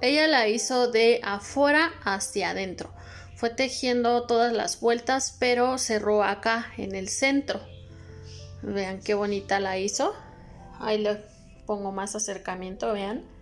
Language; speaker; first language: Spanish; native; Spanish